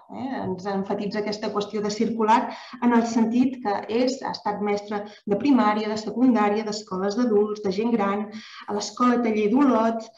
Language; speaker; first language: Catalan; native; Catalan